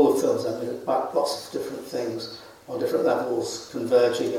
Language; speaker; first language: English; native; English